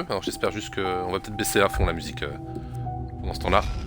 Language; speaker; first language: French; native; French